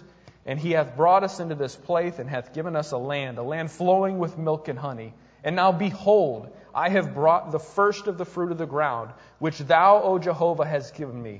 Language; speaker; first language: English; native; English